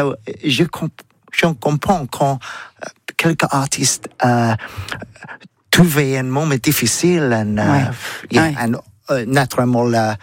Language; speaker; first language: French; non-native, learner; English